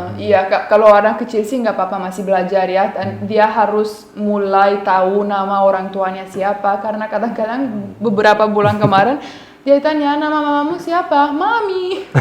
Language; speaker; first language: Indonesian; non-native, fluent; Romanian